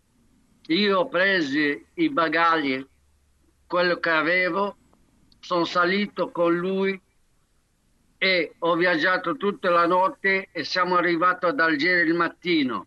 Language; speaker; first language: Italian; non-native, fluent; Arabic